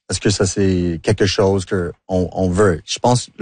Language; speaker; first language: French; non-native, local second language; English